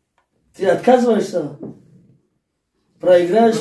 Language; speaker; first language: Russian; non-native, fluent; Tajik